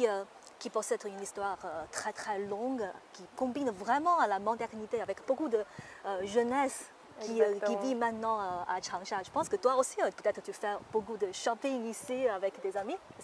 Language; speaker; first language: French; non-native, fluent; Chinese